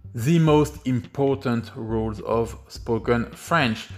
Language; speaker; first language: English; non-native, fluent; French